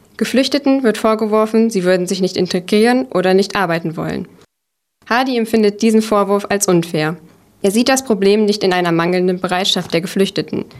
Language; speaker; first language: German; native; German